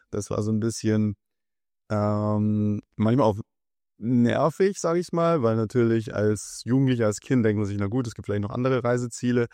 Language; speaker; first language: German; early bilingual, other home language; Russian